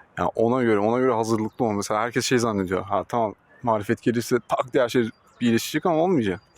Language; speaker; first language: Turkish; non-native, fluent; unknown